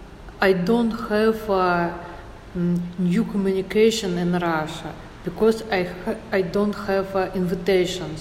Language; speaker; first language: English; non-native, learner; Russian